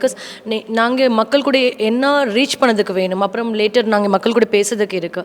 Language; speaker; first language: Tamil; non-native, learner; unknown